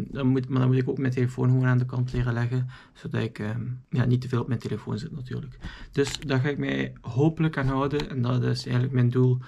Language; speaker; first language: Dutch; native; Dutch